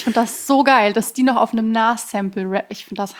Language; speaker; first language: German; early bilingual, other home language; Persian